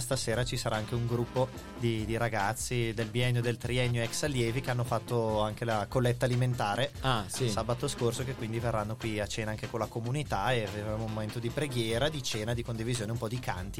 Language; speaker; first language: Italian; native; Italian